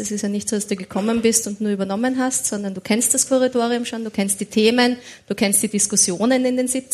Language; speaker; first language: German; native; German